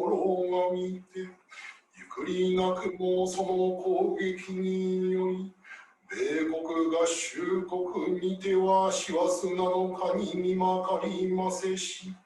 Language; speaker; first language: Japanese; native; Japanese